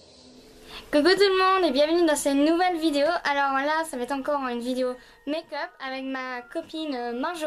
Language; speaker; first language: French; native; French